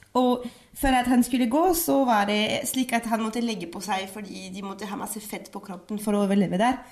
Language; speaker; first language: Norwegian; non-native, fluent; French